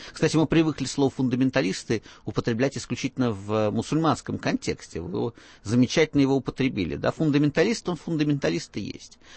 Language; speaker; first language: Russian; native; Russian